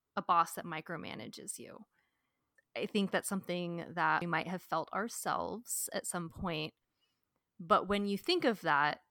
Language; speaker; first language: English; native; English